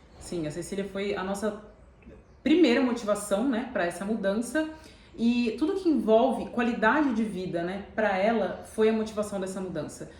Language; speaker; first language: Portuguese; native; Portuguese